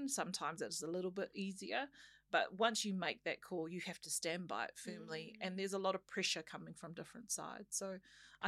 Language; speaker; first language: English; native; English